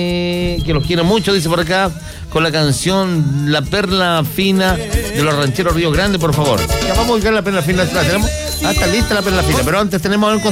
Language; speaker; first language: Spanish; native; Spanish